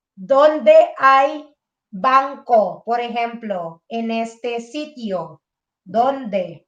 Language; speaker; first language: Spanish; non-native, fluent; Filipino